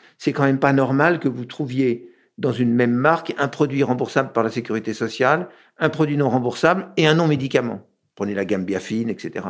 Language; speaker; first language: French; native; French